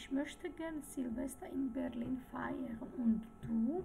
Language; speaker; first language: German; non-native, fluent; Georgian